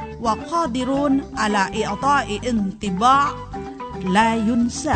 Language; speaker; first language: Arabic; non-native, fluent; Indonesian